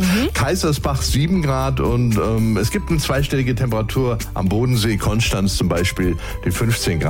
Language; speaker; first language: German; native; German